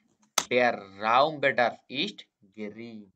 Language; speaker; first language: German; non-native, fluent; Bangla